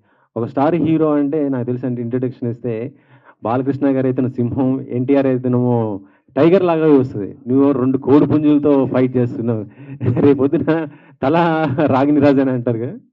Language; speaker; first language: Telugu; native; Telugu